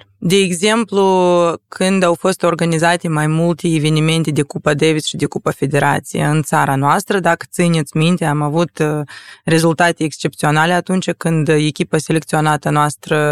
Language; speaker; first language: Romanian; non-native, local second language; Russian